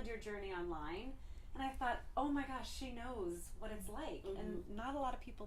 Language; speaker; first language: English; native; English